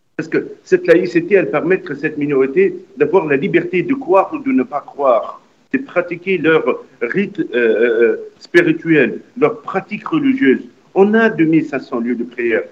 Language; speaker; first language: French; non-native, local second language; Arabic